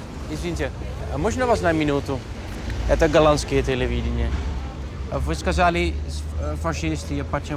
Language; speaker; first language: Russian; non-native, fluent; Dutch